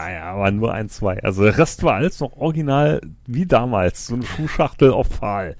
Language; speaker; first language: German; native; German